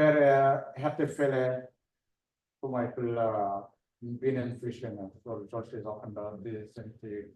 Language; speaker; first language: German; non-native, fluent; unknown